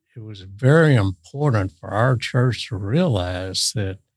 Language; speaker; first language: English; native; English